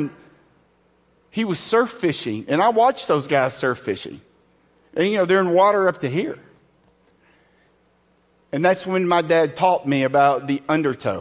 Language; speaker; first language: English; native; English